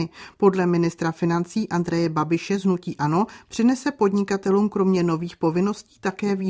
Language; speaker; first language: Czech; native; Czech